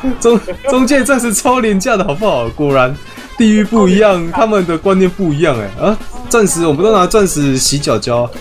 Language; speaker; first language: Chinese; native; Chinese